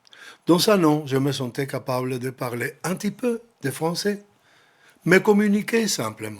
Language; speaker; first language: French; non-native, learner; Spanish